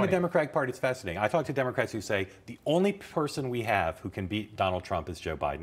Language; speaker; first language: English; native; English